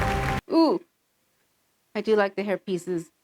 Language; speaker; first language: English; native; English